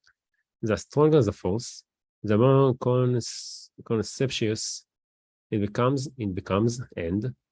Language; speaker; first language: English; non-native, learner; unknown